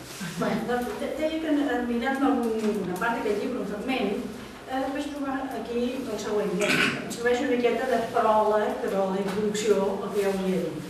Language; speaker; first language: Catalan; native; Catalan